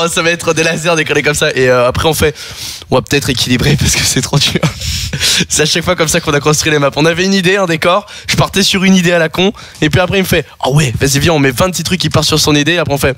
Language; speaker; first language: French; native; French